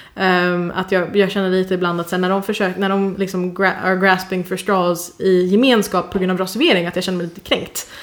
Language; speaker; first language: Swedish; early bilingual, other home language; Persian